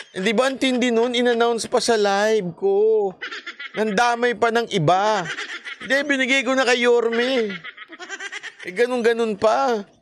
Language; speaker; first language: Filipino; native; Filipino